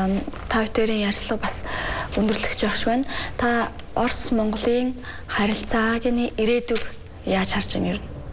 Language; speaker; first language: Mongolian; native; Mongolian